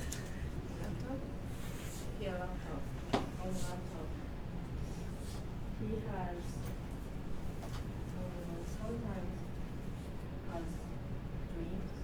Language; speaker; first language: English; non-native, learner; Japanese